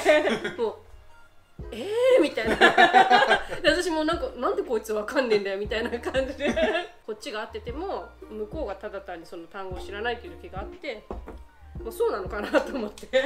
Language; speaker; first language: Japanese; native; Japanese